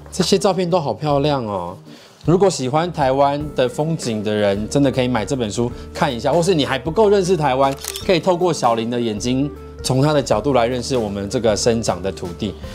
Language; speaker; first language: Chinese; native; Chinese